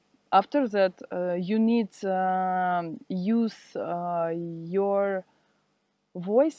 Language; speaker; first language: English; non-native, learner; Russian